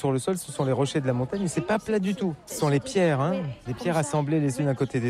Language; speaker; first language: French; native; French